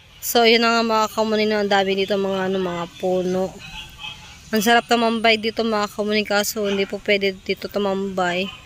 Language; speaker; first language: Filipino; native; Filipino